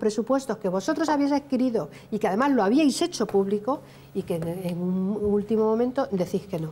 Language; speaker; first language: Spanish; native; Spanish